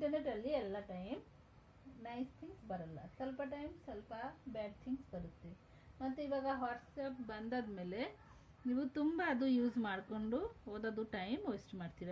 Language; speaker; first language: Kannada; non-native, fluent; Hindi